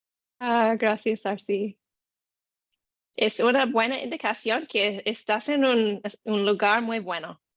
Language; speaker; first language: Spanish; non-native, learner; English